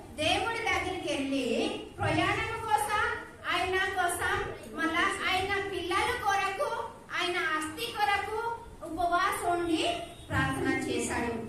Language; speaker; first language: Telugu; non-native, learner; Odia